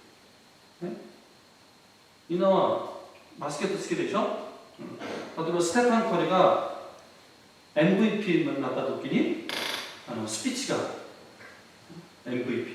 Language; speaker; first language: Japanese; non-native, fluent; Korean